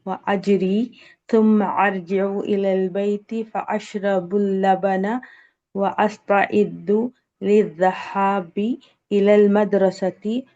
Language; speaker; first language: Arabic; non-native, learner; Urdu